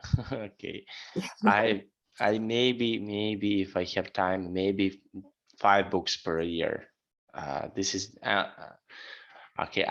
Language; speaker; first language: English; non-native, fluent; Serbian